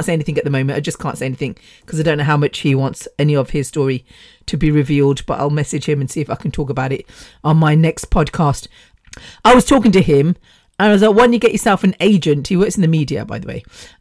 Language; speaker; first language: English; native; English